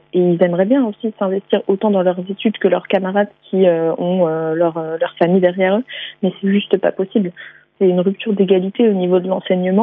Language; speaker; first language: French; native; French